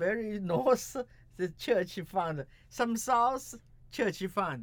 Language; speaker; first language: English; non-native, learner; Chinese